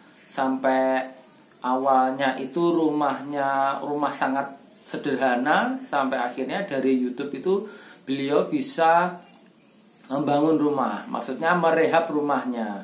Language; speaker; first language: Indonesian; non-native, local second language; Javanese